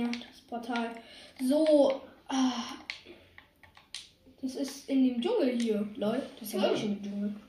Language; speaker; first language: German; native; German